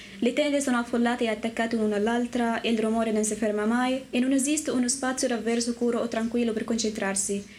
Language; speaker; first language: Italian; non-native, learner; Arabic